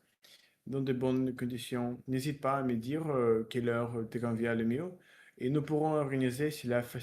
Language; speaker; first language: French; non-native, learner; Russian